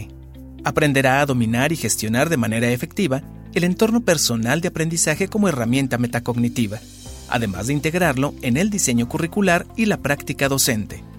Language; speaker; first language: Spanish; native; Spanish